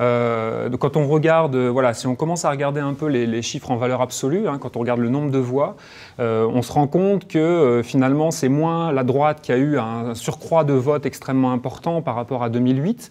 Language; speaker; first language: French; native; French